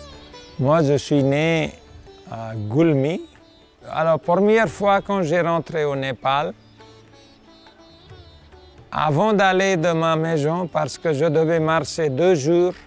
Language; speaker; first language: French; non-native, fluent; Nepali